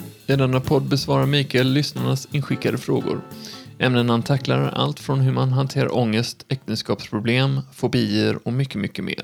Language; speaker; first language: Swedish; native; Swedish